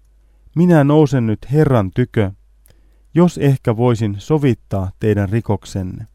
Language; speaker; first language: Finnish; native; Finnish